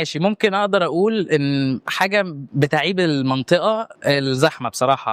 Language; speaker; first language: Arabic; native; Arabic